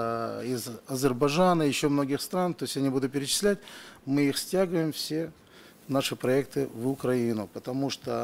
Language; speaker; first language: Russian; native; Russian